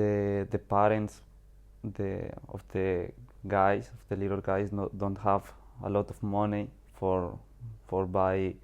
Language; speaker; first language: English; non-native, learner; Spanish